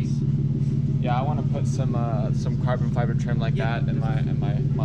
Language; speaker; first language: English; native; English